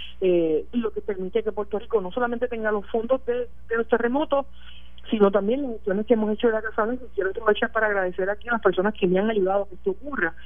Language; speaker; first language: Spanish; native; Spanish